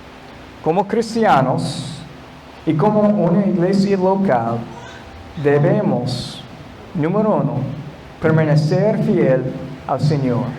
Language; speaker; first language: Spanish; non-native, fluent; English